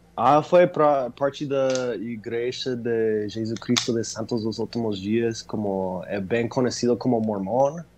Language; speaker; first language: Portuguese; non-native, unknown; English